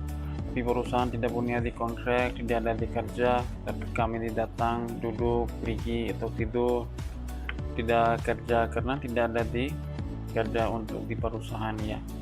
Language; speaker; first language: Indonesian; non-native, learner; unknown